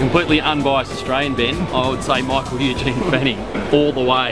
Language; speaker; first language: English; native; English